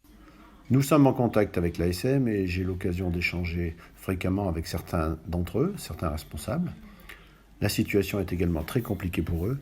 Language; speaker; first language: French; native; French